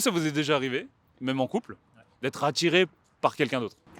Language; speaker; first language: French; native; French